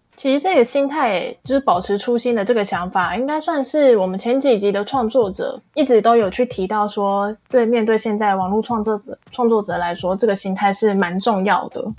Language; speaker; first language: Chinese; native; Chinese